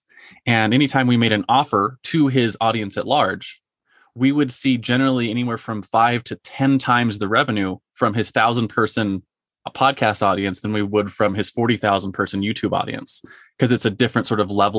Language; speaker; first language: English; native; English